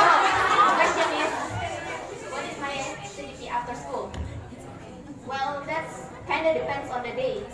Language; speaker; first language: English; non-native, learner; Indonesian